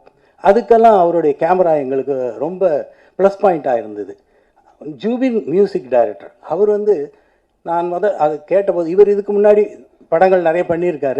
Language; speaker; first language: Tamil; native; Tamil